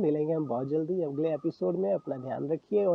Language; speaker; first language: Hindi; native; Hindi